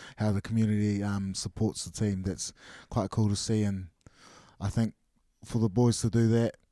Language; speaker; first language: English; native; English